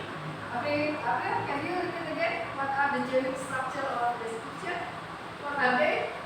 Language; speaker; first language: English; non-native, learner; Indonesian